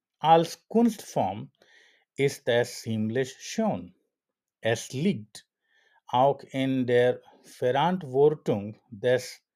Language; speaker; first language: German; non-native, learner; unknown